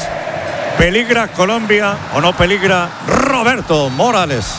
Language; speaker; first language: Spanish; native; Spanish